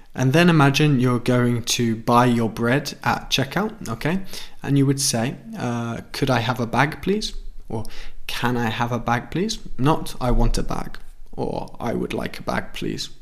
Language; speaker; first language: English; native; English